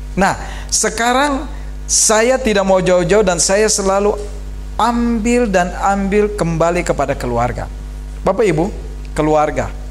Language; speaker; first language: Indonesian; native; Indonesian